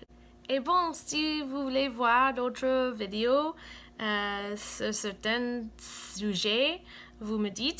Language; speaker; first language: French; non-native, fluent; English